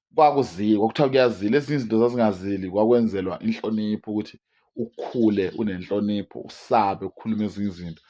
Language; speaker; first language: Zulu; non-native, local second language; Swati